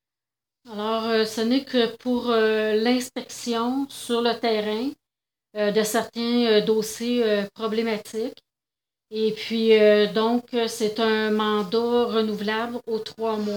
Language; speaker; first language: French; native; French